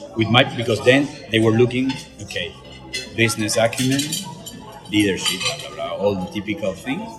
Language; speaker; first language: English; non-native, fluent; Spanish